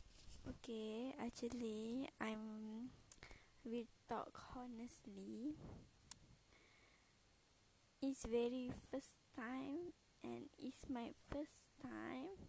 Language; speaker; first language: English; non-native, learner; Malay